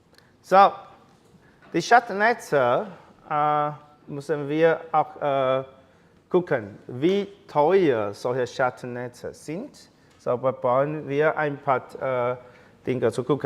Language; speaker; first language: German; non-native, learner; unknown